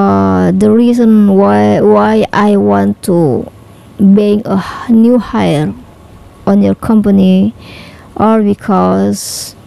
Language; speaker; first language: English; non-native, learner; Indonesian